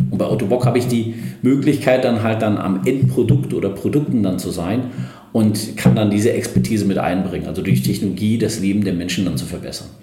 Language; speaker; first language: German; early bilingual, other home language; Turkish